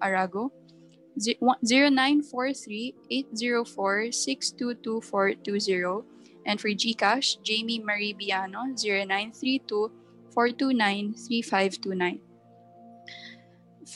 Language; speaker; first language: English; non-native, local second language; Filipino